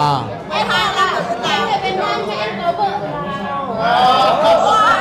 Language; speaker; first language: Vietnamese; non-native, fluent; Lao